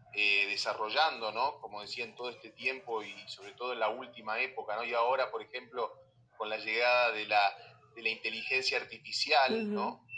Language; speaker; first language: Spanish; native; Spanish